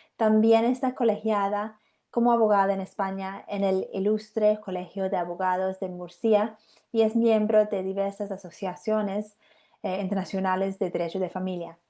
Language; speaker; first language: Spanish; non-native, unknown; English